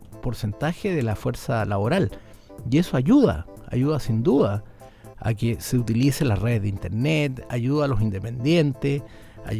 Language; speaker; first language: Spanish; native; Spanish